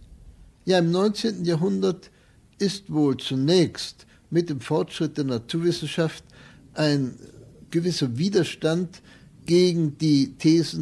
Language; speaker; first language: German; native; German